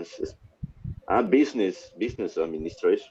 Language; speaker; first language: English; non-native, learner; Spanish